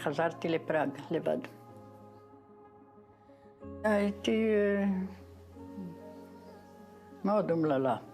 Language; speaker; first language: Hebrew; non-native, fluent; Czech